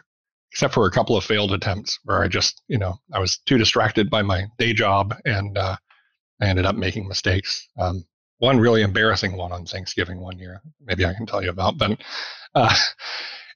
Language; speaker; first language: English; native; English